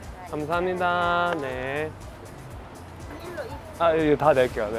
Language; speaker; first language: Korean; early bilingual, heritage; Korean